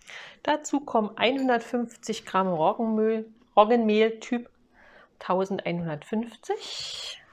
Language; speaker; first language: German; native; German